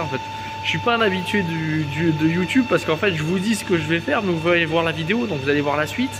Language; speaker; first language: French; native; French